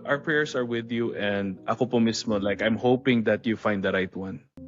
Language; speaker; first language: English; non-native, local second language; Filipino